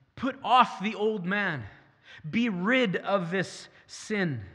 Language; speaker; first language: English; native; English